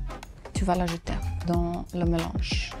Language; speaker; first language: French; non-native, local second language; Dutch